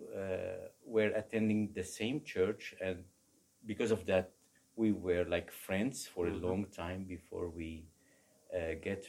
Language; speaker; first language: English; non-native, fluent; Arabic